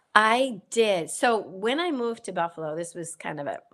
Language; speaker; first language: English; native; English